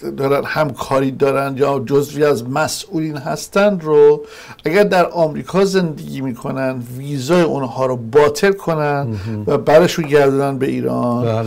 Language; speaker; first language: Persian; native; Persian